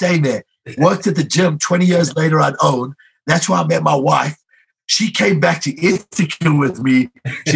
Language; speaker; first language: English; native; English